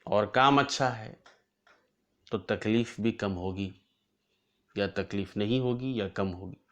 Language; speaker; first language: Hindi; non-native, local second language; Assamese